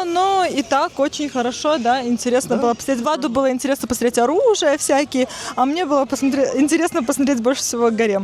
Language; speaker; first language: Russian; native; Russian